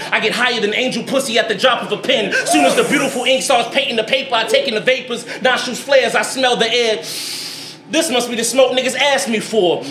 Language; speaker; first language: English; native; English